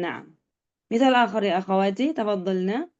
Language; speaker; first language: Arabic; non-native, fluent; Indonesian